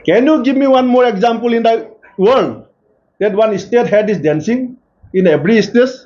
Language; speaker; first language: English; non-native, local second language; Assamese